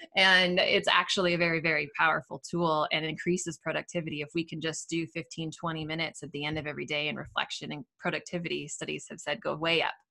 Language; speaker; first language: English; native; English